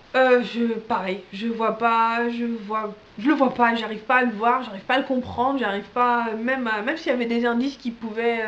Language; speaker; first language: French; native; French